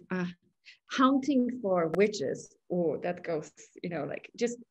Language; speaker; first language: English; non-native, fluent; Polish